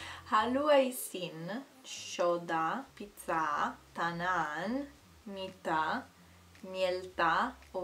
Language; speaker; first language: Finnish; non-native, learner; Italian